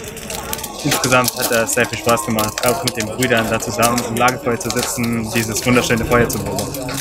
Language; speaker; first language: German; early bilingual, other home language; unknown